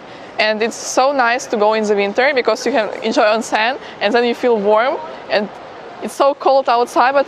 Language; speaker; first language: English; non-native, fluent; Ukrainian